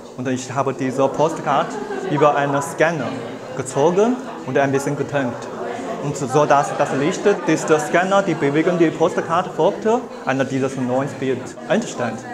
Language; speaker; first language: German; non-native, learner; Chinese